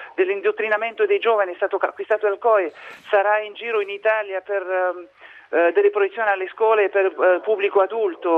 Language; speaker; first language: Italian; non-native, fluent; Arabic